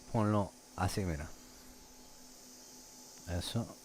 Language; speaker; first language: Spanish; native; Spanish